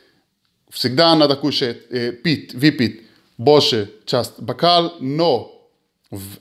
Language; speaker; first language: Russian; early bilingual, heritage; Hebrew